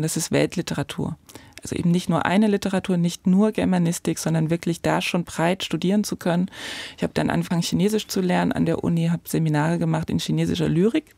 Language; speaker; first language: German; native; German